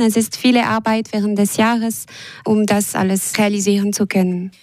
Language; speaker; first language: German; non-native, local second language; French